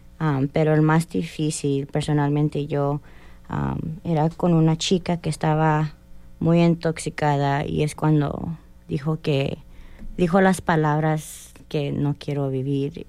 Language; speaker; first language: Spanish; early bilingual, heritage; Spanish